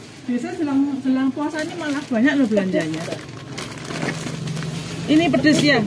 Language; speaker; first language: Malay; non-native, local second language; Javanese